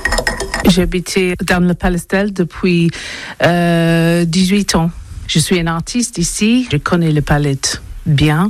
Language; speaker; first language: French; non-native, learner; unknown